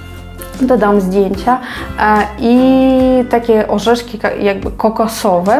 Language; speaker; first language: Polish; non-native, fluent; Ukrainian